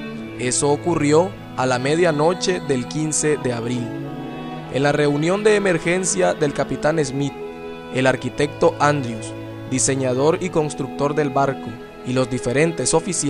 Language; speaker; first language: Spanish; native; Spanish